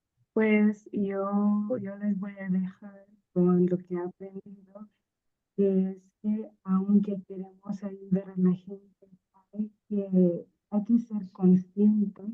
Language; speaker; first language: Spanish; non-native, fluent; Akan